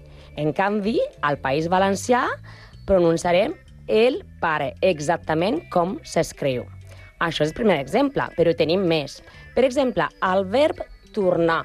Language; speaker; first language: Catalan; non-native, learner; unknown